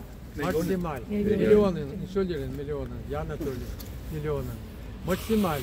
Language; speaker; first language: German; non-native, fluent; Russian